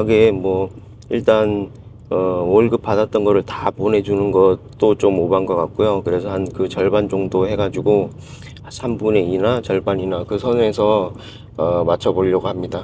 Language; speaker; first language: Korean; native; Korean